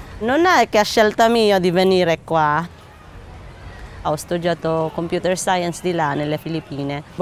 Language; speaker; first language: Italian; non-native, learner; Filipino